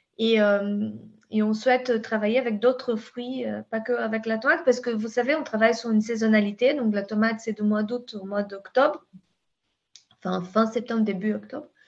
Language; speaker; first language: French; non-native, fluent; Portuguese